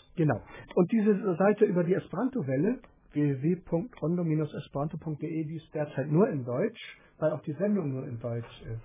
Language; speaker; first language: German; native; German